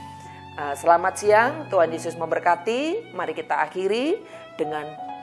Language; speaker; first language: Indonesian; native; Indonesian